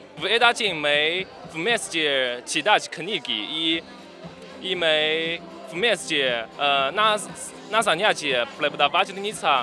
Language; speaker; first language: Russian; non-native, learner; Chinese